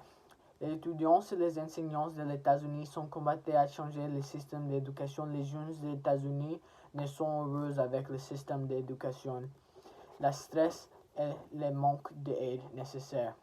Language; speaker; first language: French; non-native, learner; English